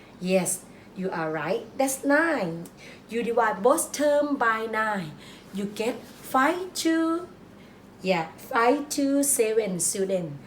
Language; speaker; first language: English; non-native, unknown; Thai